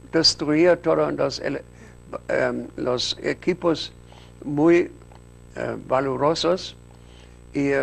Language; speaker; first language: Spanish; non-native, fluent; German